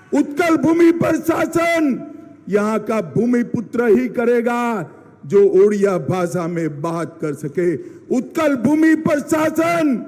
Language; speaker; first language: Hindi; non-native, local second language; Gujarati